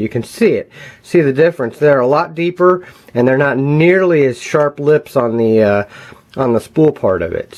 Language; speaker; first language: English; native; English